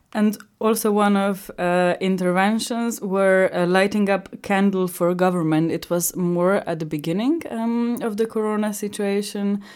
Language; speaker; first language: English; non-native, fluent; Slovenian